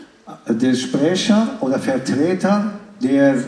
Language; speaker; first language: German; non-native, fluent; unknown